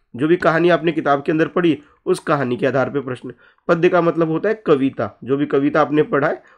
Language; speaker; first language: Hindi; native; Hindi